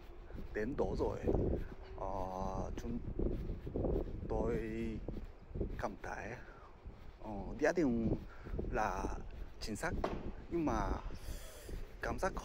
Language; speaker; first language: Vietnamese; non-native, learner; Japanese